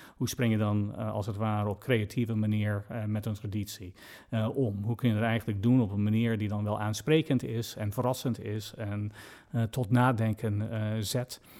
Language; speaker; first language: Dutch; non-native, fluent; English